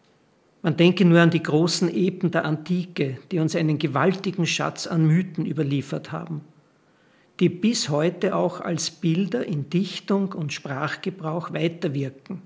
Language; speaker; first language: German; native; German